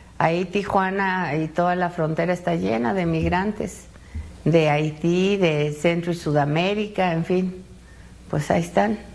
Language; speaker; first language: Spanish; native; Spanish